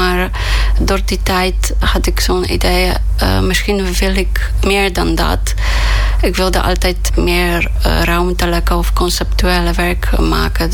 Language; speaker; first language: Dutch; non-native, fluent; Polish